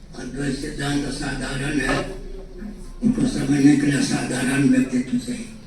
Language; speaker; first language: Hindi; non-native, local second language; Maithili